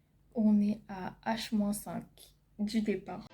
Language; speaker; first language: French; native; French